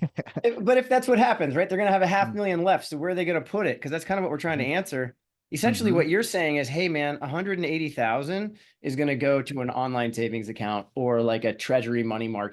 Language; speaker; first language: English; native; English